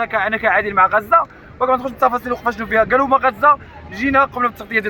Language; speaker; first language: Arabic; native; Arabic